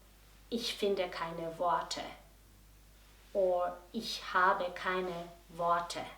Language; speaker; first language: German; non-native, fluent; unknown